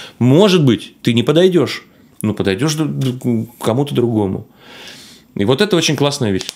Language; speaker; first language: Russian; native; Russian